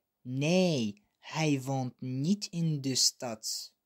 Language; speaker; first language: Dutch; non-native, fluent; Arabic